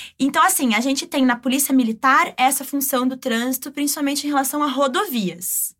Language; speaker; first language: Portuguese; native; Portuguese